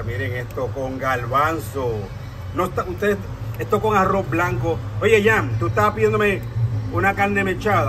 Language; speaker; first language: Spanish; native; Spanish